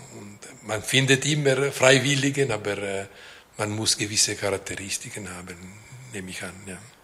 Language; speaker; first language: German; non-native, local second language; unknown